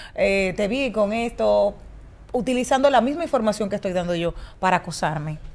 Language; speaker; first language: Spanish; native; Spanish